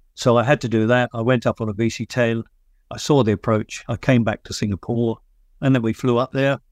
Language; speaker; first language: English; native; English